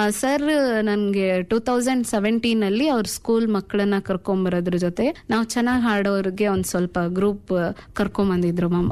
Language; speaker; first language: Kannada; non-native, local second language; Urdu